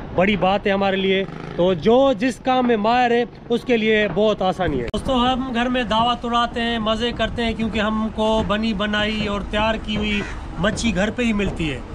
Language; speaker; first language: Urdu; non-native, local second language; Sindhi